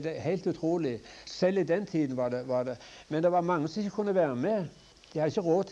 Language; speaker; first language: Norwegian; native; Norwegian